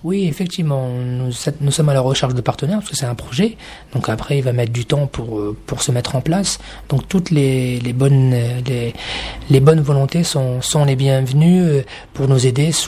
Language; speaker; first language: French; native; French